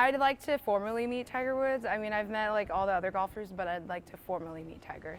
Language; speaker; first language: English; native; English